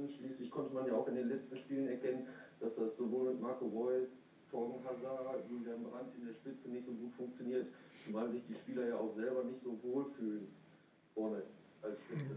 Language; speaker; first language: German; native; German